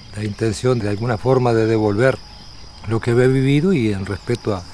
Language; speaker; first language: Spanish; native; Spanish